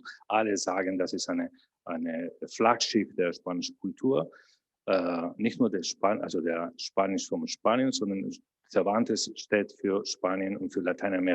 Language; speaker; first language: German; non-native, fluent; Spanish